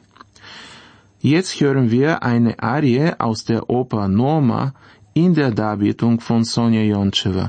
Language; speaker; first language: German; non-native, fluent; Bulgarian